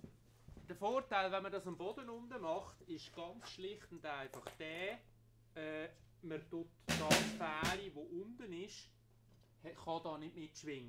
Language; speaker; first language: German; native; German